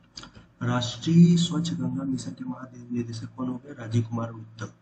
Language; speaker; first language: Hindi; native; Hindi